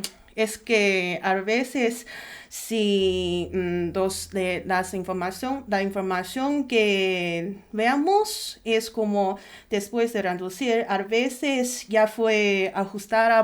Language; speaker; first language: Spanish; non-native, learner; Chinese